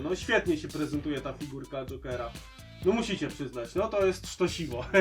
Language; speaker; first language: Polish; native; Polish